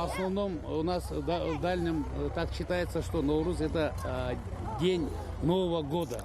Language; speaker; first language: Russian; non-native, local second language; Kyrgyz